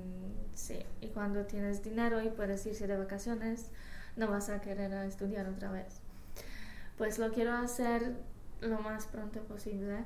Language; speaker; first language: Spanish; non-native, fluent; Polish